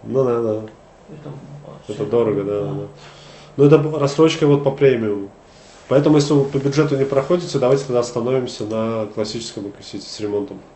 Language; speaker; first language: Russian; native; Russian